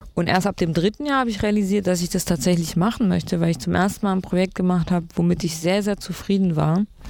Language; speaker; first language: German; early bilingual, other home language; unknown